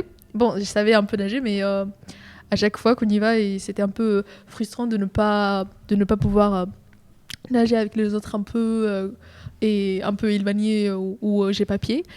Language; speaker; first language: French; non-native, fluent; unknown